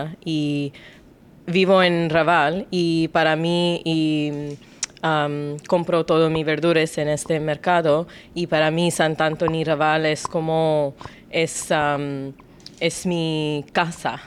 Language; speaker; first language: Spanish; non-native, learner; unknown